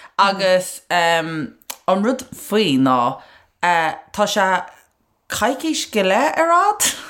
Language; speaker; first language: Irish; non-native, local second language; English